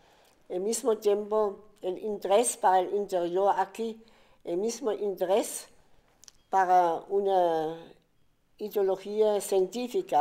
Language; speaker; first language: Spanish; non-native, fluent; German